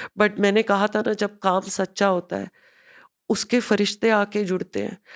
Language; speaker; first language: Hindi; non-native, local second language; Punjabi